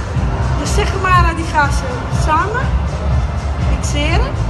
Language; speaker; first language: Dutch; non-native, learner; Italian